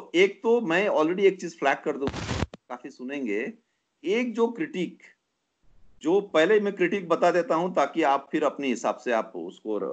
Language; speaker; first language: Hindi; non-native, local second language; Nepali